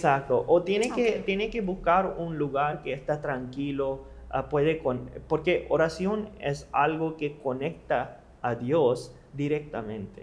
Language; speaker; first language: Spanish; non-native, learner; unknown